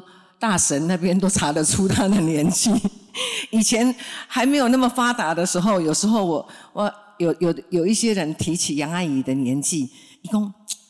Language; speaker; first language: Chinese; non-native, local second language; Min Nan Chinese